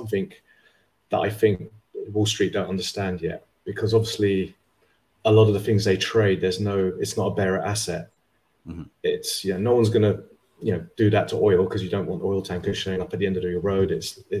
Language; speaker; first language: English; native; English